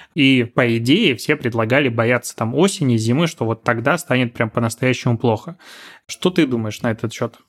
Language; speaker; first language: Russian; native; Russian